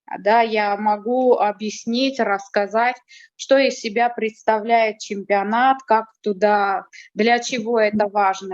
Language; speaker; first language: Russian; non-native, fluent; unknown